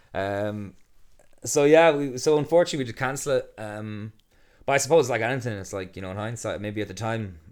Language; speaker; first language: English; native; English